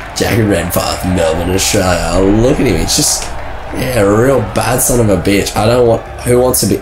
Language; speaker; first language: English; native; English